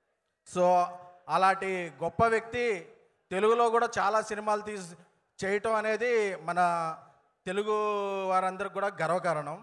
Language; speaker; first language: Telugu; native; Telugu